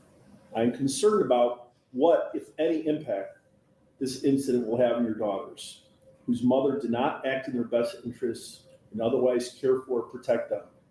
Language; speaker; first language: English; native; English